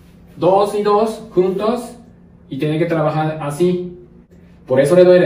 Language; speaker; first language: Spanish; non-native, learner; Japanese